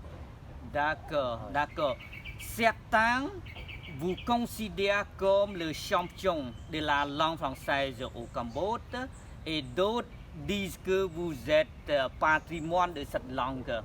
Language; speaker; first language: French; non-native, fluent; Khmer